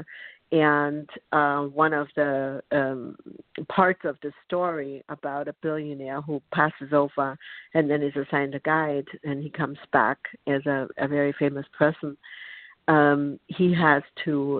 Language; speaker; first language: English; non-native, fluent; German